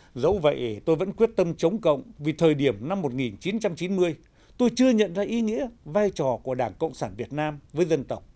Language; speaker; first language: Vietnamese; native; Vietnamese